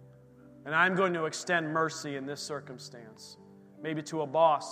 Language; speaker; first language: English; native; English